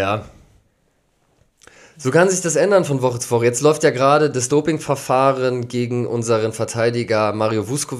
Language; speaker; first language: German; native; German